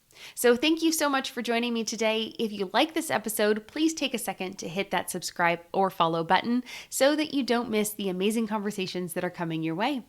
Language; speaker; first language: English; native; English